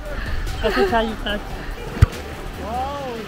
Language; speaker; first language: Filipino; non-native, learner; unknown